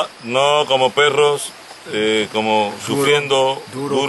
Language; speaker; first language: Spanish; native; Spanish